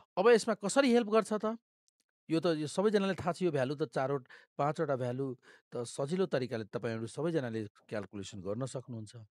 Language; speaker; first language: Nepali; non-native, local second language; Maithili